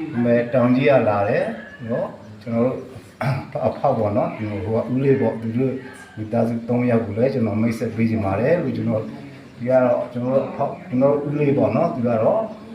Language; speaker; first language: Burmese; non-native, local second language; Hakha Chin